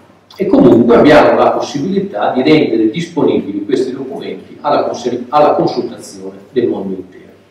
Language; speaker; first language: Italian; native; Italian